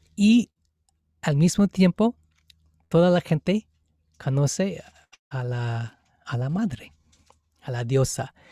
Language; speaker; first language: Spanish; non-native, fluent; English